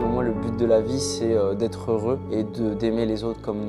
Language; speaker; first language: French; native; French